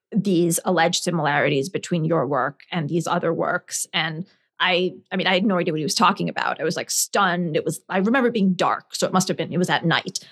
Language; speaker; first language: English; native; English